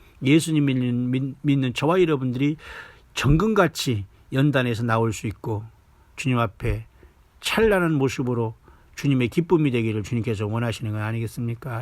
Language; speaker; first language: Korean; native; Korean